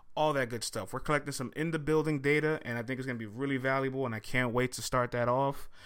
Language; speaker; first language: English; native; English